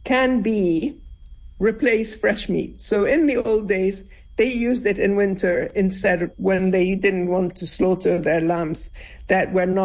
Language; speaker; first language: English; non-native, fluent; Arabic